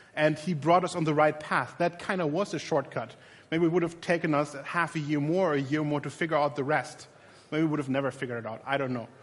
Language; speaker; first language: English; non-native, fluent; German